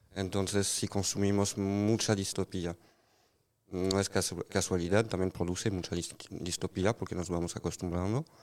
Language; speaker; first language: Spanish; non-native, fluent; French